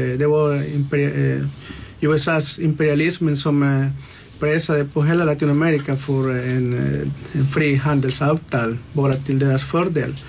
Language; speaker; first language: Swedish; non-native, local second language; Spanish